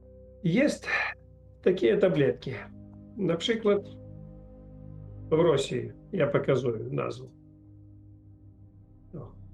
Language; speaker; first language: Polish; non-native, learner; Russian